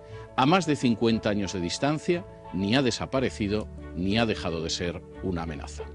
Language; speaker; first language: Spanish; native; Spanish